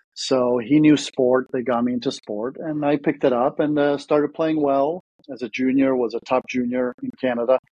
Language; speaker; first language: English; early bilingual, other home language; Russian